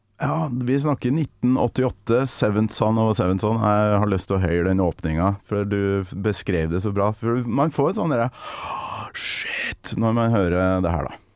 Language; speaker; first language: Norwegian; native; Norwegian